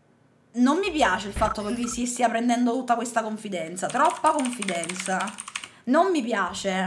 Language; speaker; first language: Italian; native; Italian